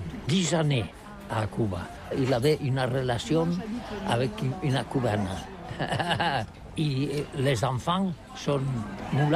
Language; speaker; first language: French; non-native, learner; Catalan